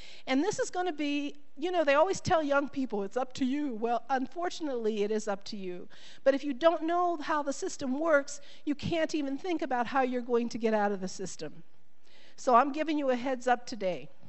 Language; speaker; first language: English; native; English